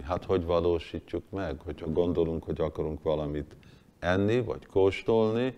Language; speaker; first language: Hungarian; early bilingual, heritage; Hungarian